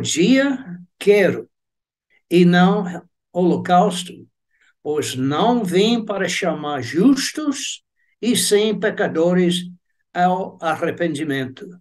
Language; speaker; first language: Portuguese; non-native, fluent; English